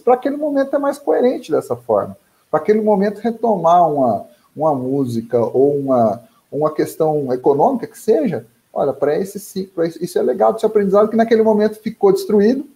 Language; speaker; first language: Portuguese; native; Portuguese